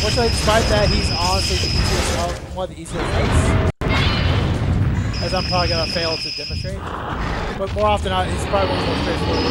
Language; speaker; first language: English; native; English